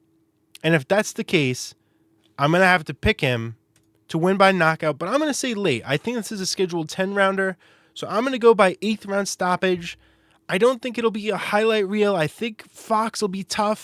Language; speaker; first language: English; native; English